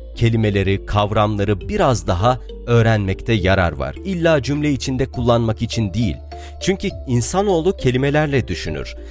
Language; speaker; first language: Turkish; non-native, local second language; Arabic